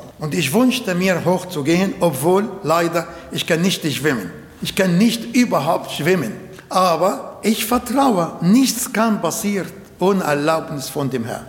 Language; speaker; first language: German; non-native, learner; Arabic